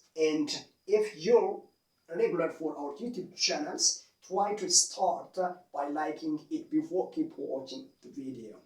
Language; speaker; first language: English; non-native, local second language; Amharic